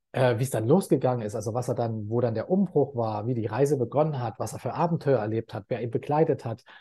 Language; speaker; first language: German; native; German